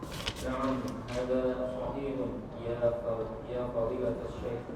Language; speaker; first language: Arabic; non-native, learner; Indonesian